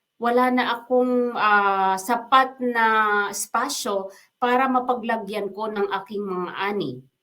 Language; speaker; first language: Filipino; non-native, local second language; Waray